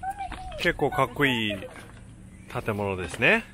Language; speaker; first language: Japanese; native; Japanese